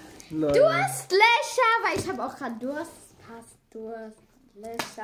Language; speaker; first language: German; native; German